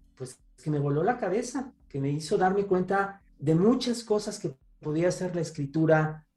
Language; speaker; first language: Spanish; native; Spanish